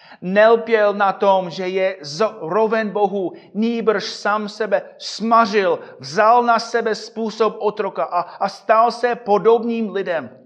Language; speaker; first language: Czech; non-native, fluent; English